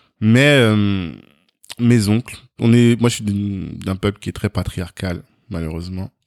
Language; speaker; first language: French; native; French